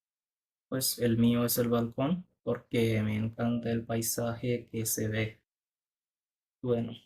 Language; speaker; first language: Spanish; non-native, fluent; Bangla